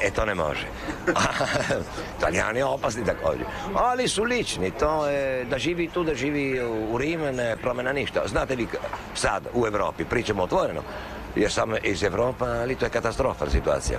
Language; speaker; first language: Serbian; non-native, learner; Italian